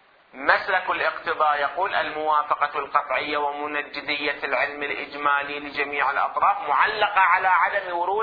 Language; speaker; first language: Arabic; native; Arabic